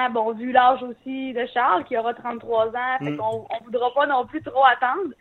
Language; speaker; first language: French; native; French